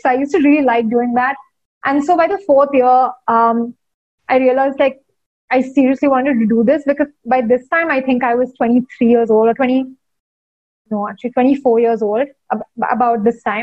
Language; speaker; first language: English; non-native, local second language; Hindi